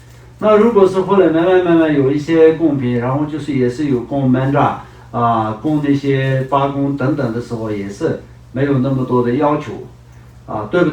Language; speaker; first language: Chinese; non-native, local second language; Tibetan